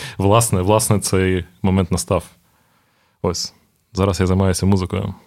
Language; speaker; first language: Ukrainian; non-native, local second language; Russian